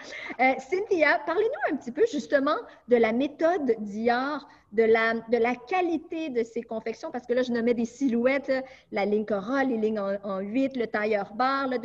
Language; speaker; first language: French; native; French